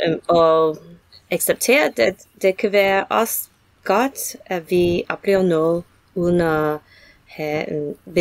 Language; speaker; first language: Danish; non-native, fluent; English